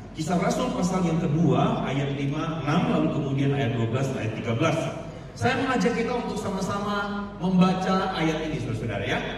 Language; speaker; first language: Indonesian; native; Indonesian